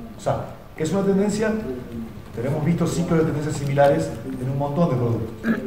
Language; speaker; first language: Spanish; native; Spanish